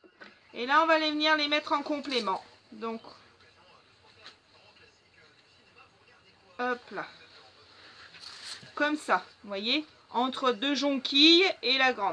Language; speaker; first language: French; native; French